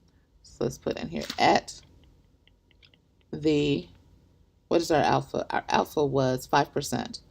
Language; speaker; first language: English; native; English